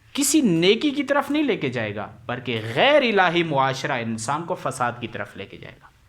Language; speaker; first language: Urdu; non-native, local second language; Punjabi